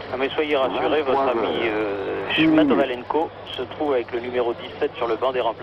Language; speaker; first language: French; native; French